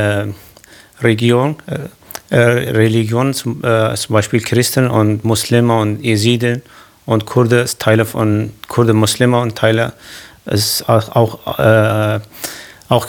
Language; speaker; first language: German; non-native, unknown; Kurdish